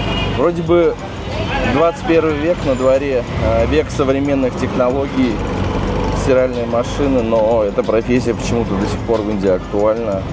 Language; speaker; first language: Russian; native; Russian